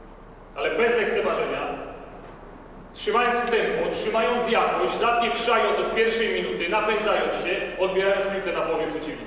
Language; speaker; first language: Polish; native; Polish